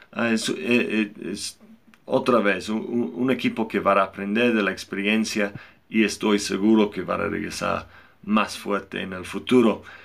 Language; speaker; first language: Spanish; non-native, fluent; English